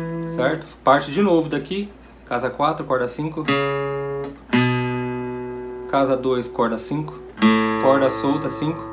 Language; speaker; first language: Portuguese; native; Portuguese